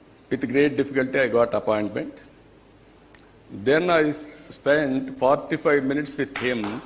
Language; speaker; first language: English; non-native, local second language; Telugu